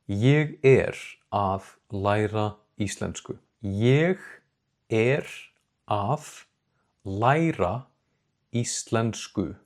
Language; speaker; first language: Icelandic; non-native, fluent; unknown